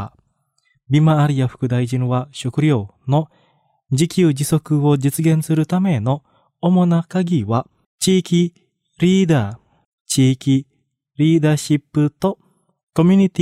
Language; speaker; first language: Japanese; non-native, fluent; Indonesian